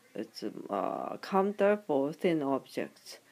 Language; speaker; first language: English; non-native, fluent; Japanese